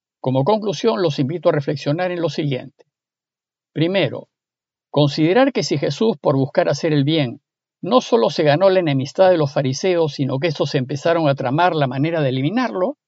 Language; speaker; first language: Spanish; native; Spanish